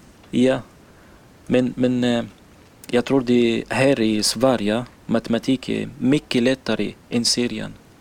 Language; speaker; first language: Swedish; non-native, learner; Arabic